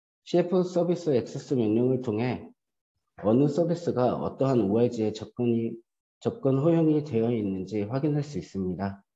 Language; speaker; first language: Korean; native; Korean